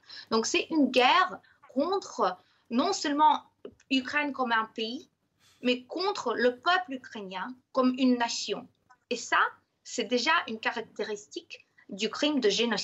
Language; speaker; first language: French; non-native, fluent; Ukrainian